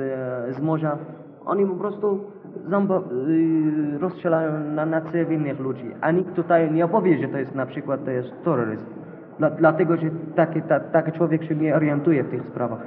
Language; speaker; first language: Polish; non-native, learner; Arabic